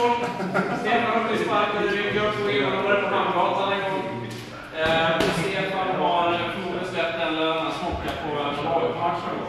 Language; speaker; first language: Swedish; native; Swedish